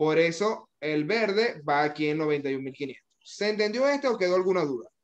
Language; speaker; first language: Spanish; native; Spanish